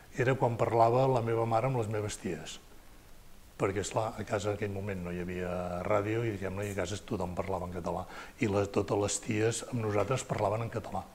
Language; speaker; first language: Catalan; native; Catalan